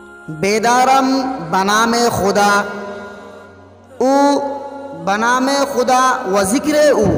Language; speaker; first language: Persian; non-native, learner; Urdu